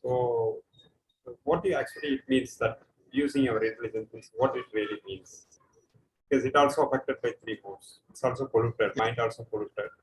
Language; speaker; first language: English; non-native, local second language; Tamil